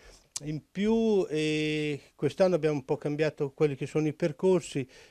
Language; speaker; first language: Italian; native; Italian